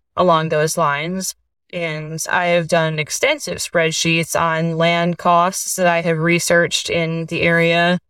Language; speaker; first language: English; native; English